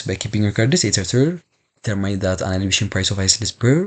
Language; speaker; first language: English; non-native, local second language; Amharic